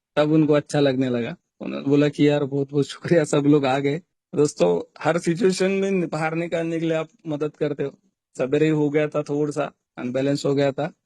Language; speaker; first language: Hindi; non-native, local second language; Marathi